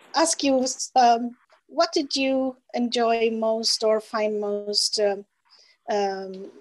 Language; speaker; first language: English; non-native, fluent; Norwegian